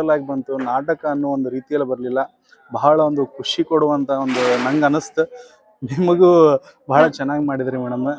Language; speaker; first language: Kannada; non-native, local second language; Marathi